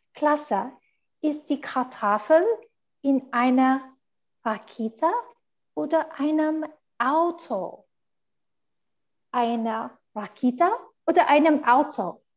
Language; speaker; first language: German; non-native, fluent; English